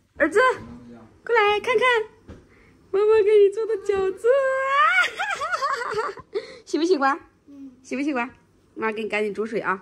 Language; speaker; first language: Chinese; native; Chinese